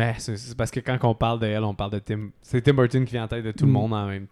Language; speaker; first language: French; native; French